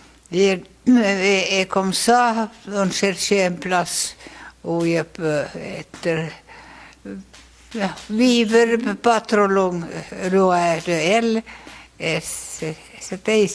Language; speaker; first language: French; non-native, learner; Finnish